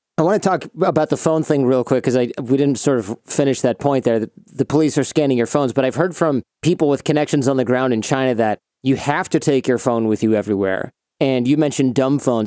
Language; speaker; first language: English; native; English